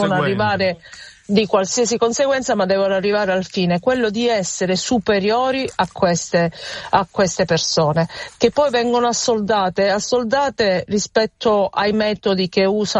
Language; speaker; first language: Italian; native; Italian